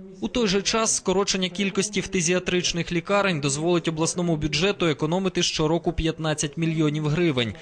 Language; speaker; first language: Ukrainian; native; Ukrainian